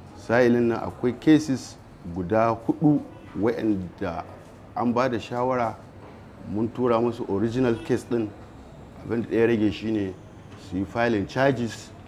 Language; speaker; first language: Hausa; native; Hausa